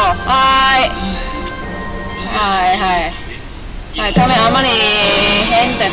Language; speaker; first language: Japanese; non-native, learner; Cantonese